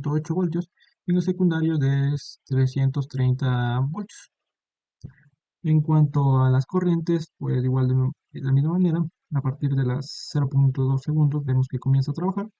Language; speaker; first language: Spanish; native; Spanish